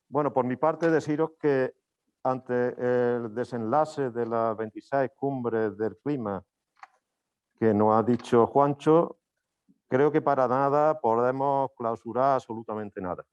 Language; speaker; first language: Spanish; native; Spanish